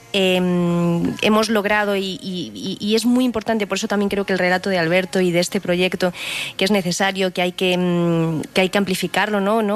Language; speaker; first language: Spanish; native; Spanish